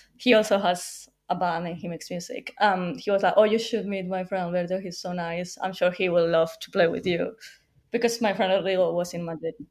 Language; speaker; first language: English; non-native, fluent; Spanish